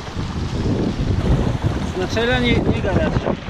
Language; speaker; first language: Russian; non-native, learner; Polish